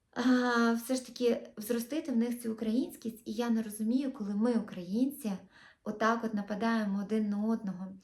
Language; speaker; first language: Ukrainian; non-native, local second language; Russian